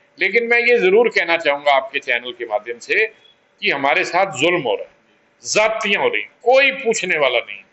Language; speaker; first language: Hindi; non-native, local second language; Pahari-Potwari